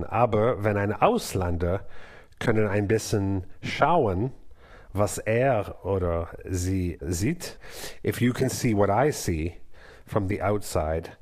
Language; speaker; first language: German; non-native, learner; English